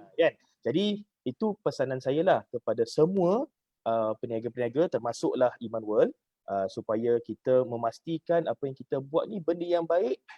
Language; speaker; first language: Malay; native; Malay